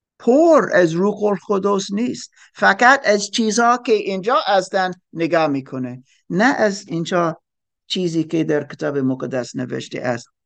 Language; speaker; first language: Persian; non-native, fluent; German